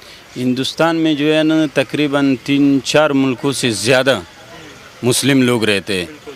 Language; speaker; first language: Hindi; non-native, fluent; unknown